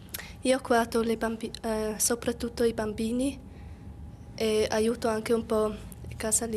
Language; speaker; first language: Italian; non-native, learner; German